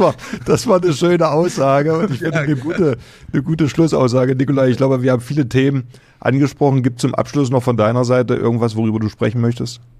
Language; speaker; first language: German; native; German